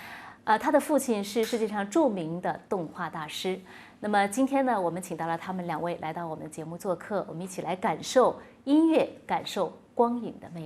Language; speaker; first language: Chinese; native; Chinese